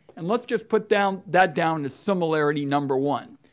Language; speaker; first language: English; native; English